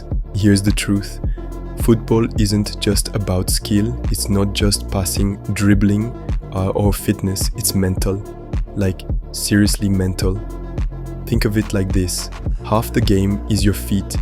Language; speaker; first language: English; native; English